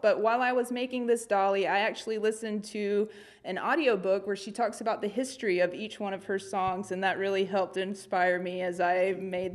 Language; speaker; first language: English; native; English